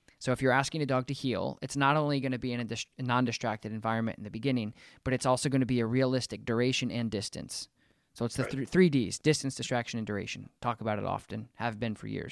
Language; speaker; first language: English; native; English